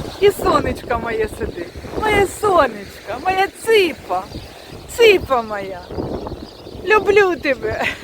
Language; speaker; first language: Ukrainian; non-native, local second language; Russian